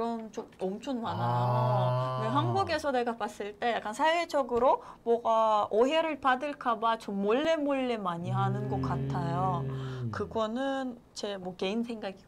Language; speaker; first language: Korean; non-native, fluent; Russian